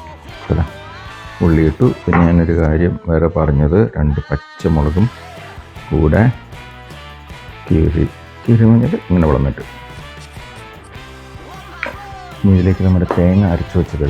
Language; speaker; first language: Malayalam; native; Malayalam